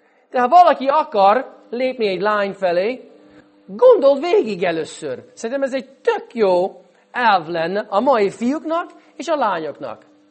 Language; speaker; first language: Hungarian; non-native, fluent; English